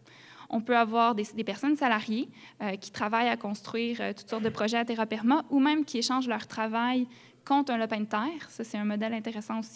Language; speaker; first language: French; native; French